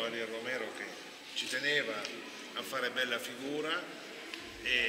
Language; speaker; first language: Italian; native; Italian